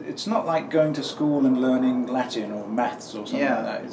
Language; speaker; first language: English; native; English